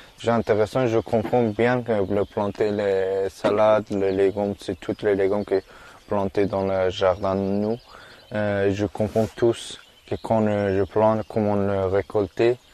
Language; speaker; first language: French; non-native, learner; Persian